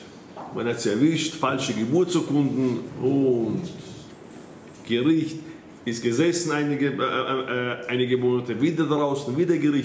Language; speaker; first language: German; non-native, fluent; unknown